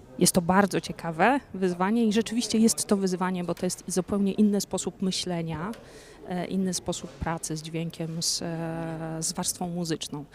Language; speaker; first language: Polish; native; Polish